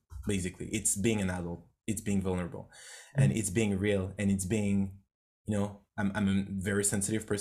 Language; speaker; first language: English; non-native, fluent; French